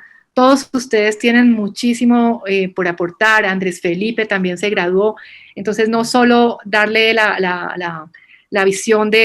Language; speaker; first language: Spanish; native; Spanish